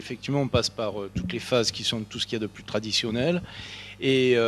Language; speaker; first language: French; native; French